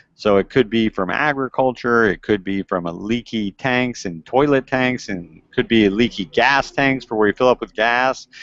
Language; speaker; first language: English; native; English